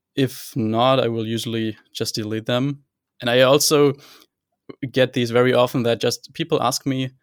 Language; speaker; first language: English; non-native, fluent; German